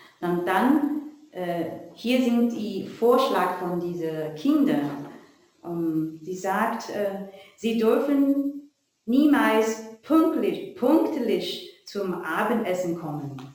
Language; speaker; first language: German; non-native, learner; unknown